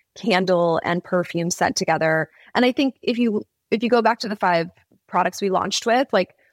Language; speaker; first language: English; native; English